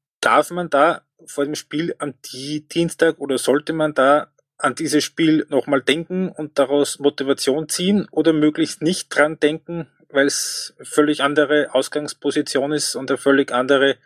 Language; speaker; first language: German; native; German